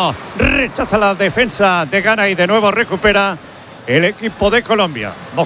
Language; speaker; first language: Spanish; native; Spanish